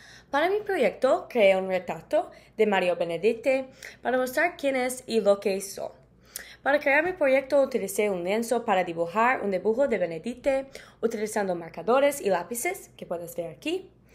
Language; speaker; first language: Spanish; non-native, learner; English